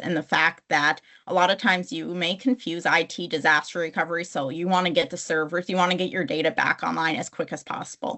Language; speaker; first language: English; native; English